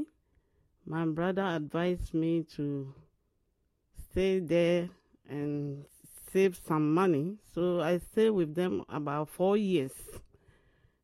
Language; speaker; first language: English; non-native, local second language; Akan